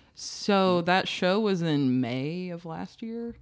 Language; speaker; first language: English; native; English